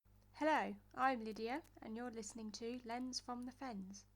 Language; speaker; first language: English; native; English